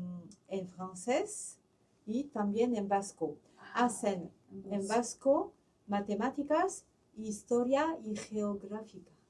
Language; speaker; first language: Spanish; non-native, local second language; French